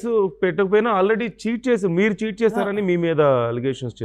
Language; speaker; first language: Telugu; native; Telugu